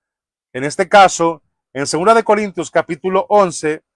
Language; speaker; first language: Spanish; native; Spanish